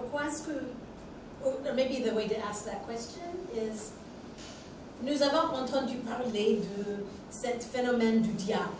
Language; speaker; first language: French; non-native, fluent; English